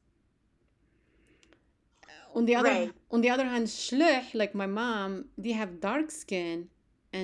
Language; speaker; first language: English; non-native, fluent; Arabic